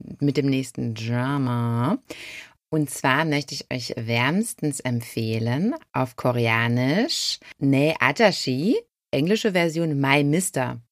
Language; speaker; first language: German; native; German